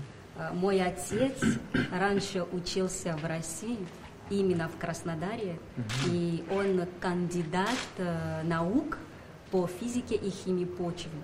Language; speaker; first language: Russian; non-native, fluent; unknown